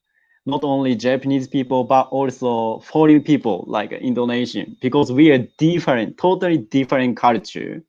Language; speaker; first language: English; non-native, learner; Japanese